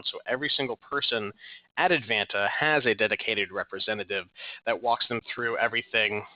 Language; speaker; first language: English; native; English